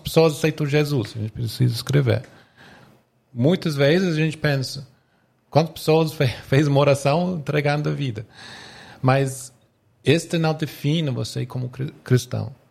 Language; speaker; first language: Portuguese; non-native, fluent; English